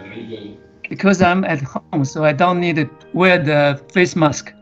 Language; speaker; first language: English; non-native, fluent; Chinese